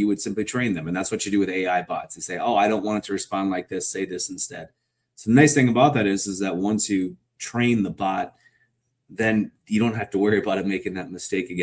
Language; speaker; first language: English; native; English